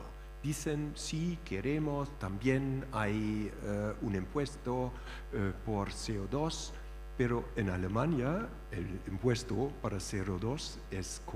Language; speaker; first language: Spanish; non-native, fluent; German